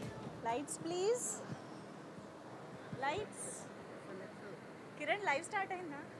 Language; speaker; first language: Telugu; native; Telugu